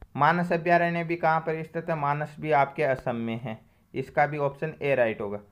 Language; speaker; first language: Hindi; native; Hindi